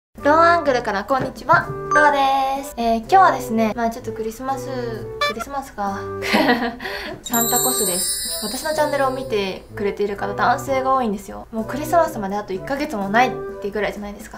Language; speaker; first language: Japanese; native; Japanese